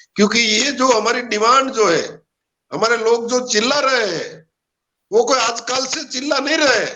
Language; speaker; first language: Hindi; non-native, local second language; Gujarati